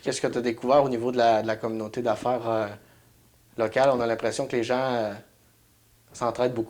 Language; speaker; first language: French; native; French